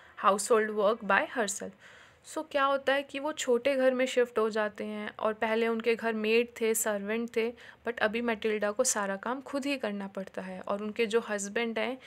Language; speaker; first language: Hindi; native; Hindi